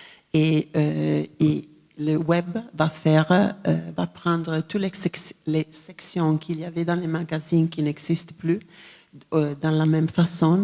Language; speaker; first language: French; non-native, fluent; Italian